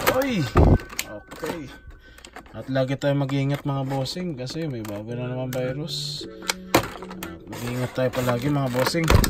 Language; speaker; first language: Filipino; native; Filipino